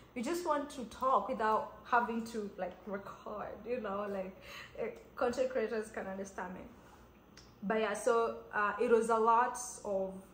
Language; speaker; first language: English; non-native, local second language; Kamba